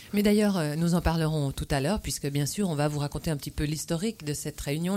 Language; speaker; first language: French; native; French